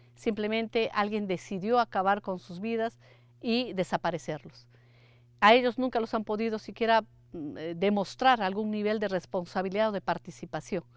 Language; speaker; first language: Spanish; native; Spanish